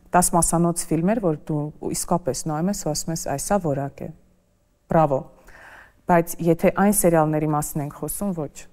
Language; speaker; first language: Armenian; native; Armenian